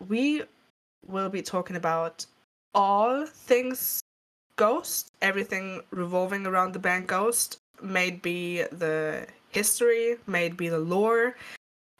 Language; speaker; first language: English; non-native, fluent; German